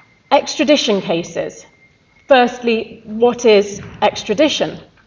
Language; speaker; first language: English; native; English